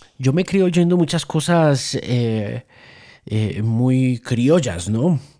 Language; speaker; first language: Spanish; early bilingual, heritage; Spanish